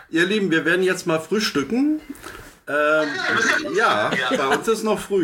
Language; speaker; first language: German; native; German